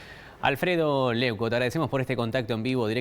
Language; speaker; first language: Spanish; native; Spanish